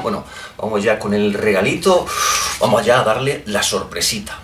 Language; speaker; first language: Spanish; native; Spanish